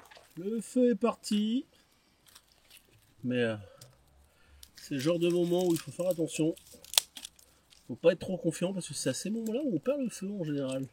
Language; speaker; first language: French; native; French